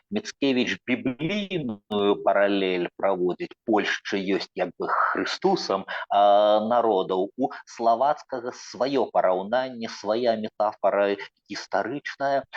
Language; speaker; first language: Belarusian; native; Belarusian